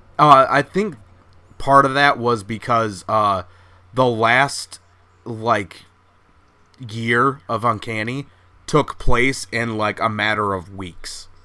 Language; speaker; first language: English; native; English